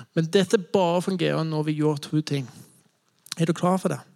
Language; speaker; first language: Norwegian; non-native, fluent; English